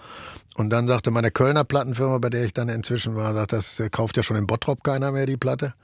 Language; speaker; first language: German; native; German